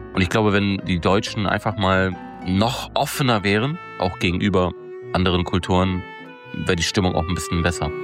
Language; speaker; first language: German; early bilingual, other home language; Turkish